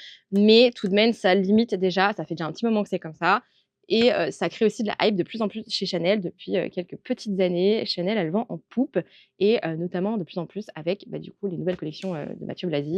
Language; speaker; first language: French; native; French